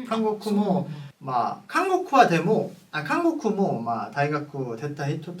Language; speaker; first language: Japanese; non-native, fluent; Korean